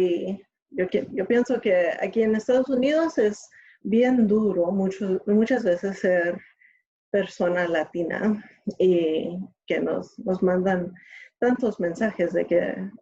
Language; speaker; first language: Spanish; early bilingual, other home language; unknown